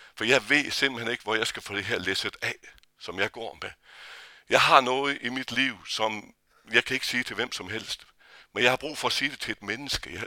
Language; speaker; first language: Danish; native; Danish